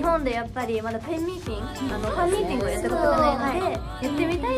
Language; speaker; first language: Japanese; native; Japanese